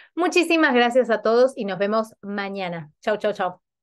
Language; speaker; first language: Spanish; native; Spanish